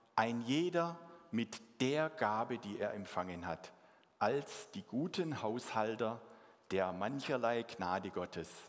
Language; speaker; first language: German; non-native, local second language; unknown